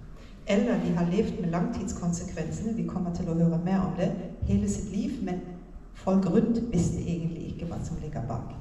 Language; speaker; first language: Norwegian; non-native, fluent; German